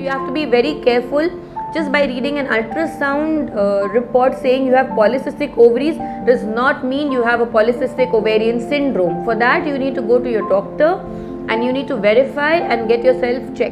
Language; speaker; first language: English; non-native, local second language; Hindi